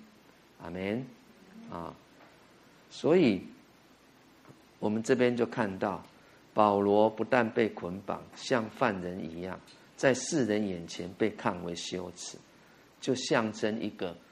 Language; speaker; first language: Chinese; native; Chinese